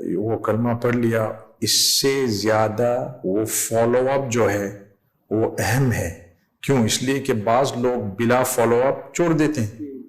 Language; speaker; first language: Urdu; non-native, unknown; English